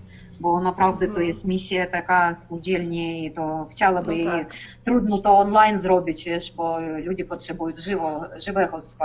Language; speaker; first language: Polish; non-native, learner; Ukrainian